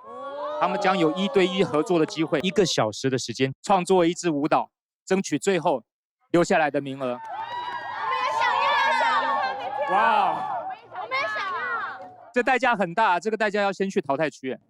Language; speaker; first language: Chinese; native; Chinese